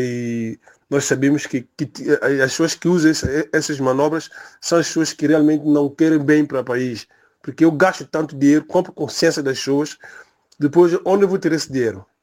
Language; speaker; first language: Portuguese; native; Portuguese